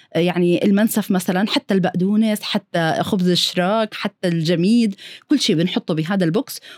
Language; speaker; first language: Arabic; early bilingual, heritage; Arabic